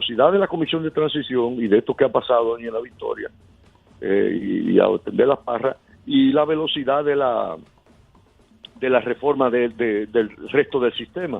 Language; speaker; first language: Spanish; native; Spanish